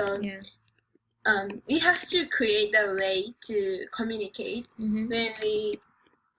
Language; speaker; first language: English; non-native, learner; Japanese